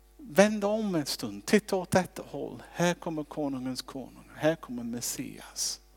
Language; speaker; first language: Swedish; non-native, fluent; English